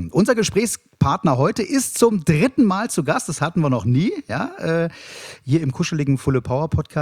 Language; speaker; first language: German; native; German